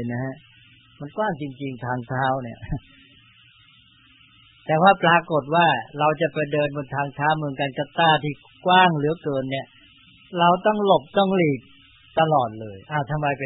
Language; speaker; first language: Thai; native; Thai